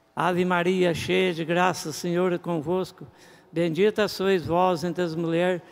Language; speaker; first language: Portuguese; native; Portuguese